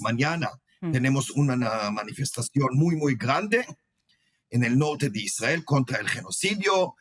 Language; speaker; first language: Spanish; non-native, fluent; Hebrew